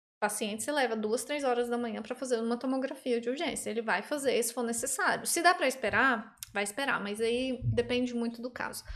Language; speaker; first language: Portuguese; native; Portuguese